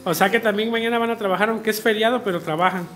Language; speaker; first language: Spanish; native; Spanish